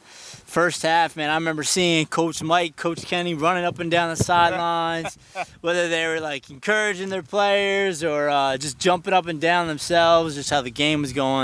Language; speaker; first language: English; native; English